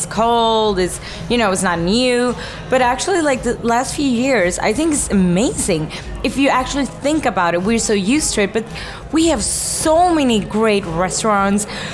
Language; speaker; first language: English; non-native, fluent; Swedish